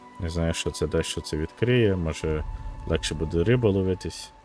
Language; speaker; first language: Ukrainian; native; Ukrainian